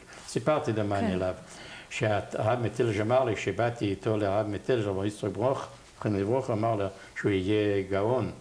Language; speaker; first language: Hebrew; non-native, fluent; Yiddish